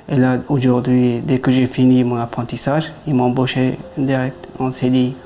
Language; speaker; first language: French; non-native, learner; Persian